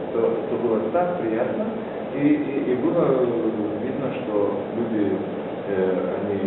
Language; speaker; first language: Russian; non-native, fluent; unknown